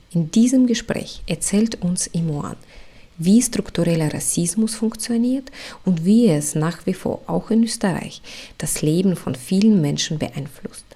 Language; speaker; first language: German; non-native, fluent; Russian